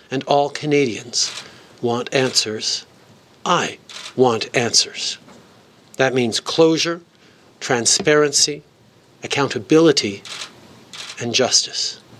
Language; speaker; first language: English; native; English